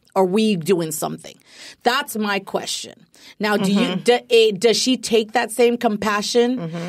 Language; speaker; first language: English; native; English